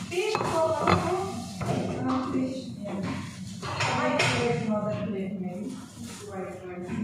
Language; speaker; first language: English; non-native, learner; Filipino